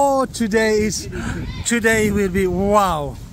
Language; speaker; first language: English; non-native, fluent; French